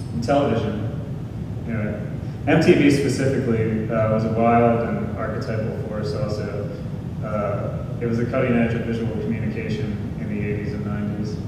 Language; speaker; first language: English; native; English